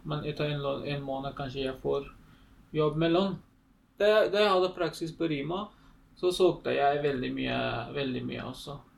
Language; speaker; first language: Norwegian; non-native, learner; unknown